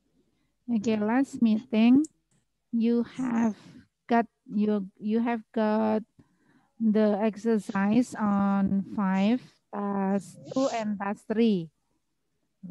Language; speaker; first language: English; non-native, fluent; Indonesian